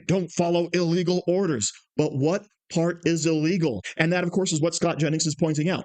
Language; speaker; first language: English; native; English